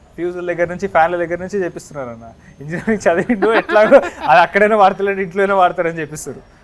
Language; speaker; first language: Telugu; native; Telugu